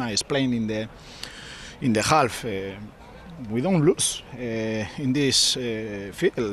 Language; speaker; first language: English; non-native, learner; Spanish